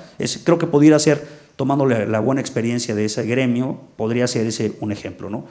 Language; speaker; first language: Spanish; native; Spanish